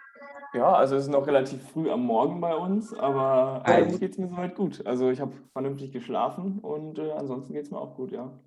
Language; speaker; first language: German; native; German